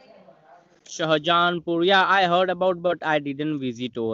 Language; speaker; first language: English; non-native, learner; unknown